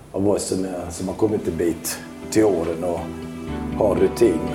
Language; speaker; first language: Swedish; early bilingual, other home language; Albanian